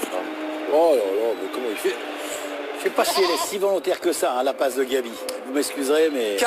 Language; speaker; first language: French; native; French